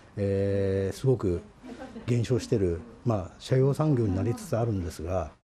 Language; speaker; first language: Japanese; native; Japanese